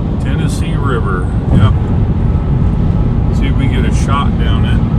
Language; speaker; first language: English; native; English